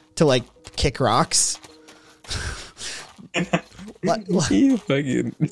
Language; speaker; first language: English; native; English